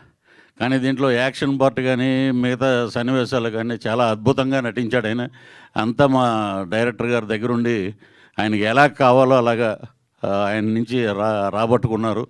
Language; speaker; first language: Telugu; native; Telugu